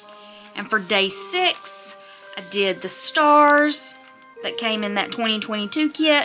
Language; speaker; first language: English; native; English